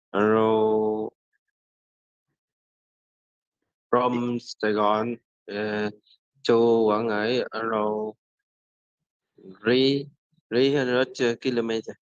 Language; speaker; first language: English; non-native, learner; Vietnamese